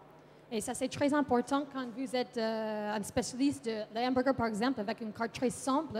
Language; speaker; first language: French; non-native, fluent; English